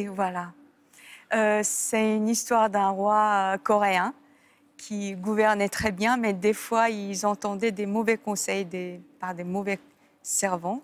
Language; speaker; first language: French; non-native, fluent; Korean